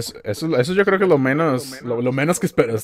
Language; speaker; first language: Spanish; native; Spanish